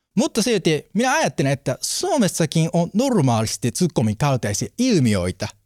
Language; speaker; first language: Finnish; non-native, learner; Japanese